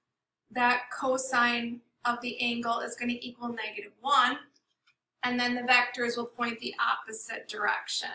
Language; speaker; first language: English; native; English